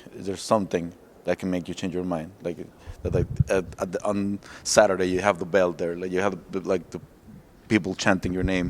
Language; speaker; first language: English; non-native, fluent; Spanish